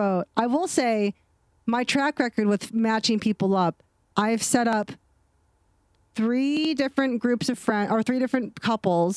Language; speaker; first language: English; native; English